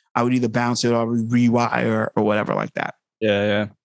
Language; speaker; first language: English; native; English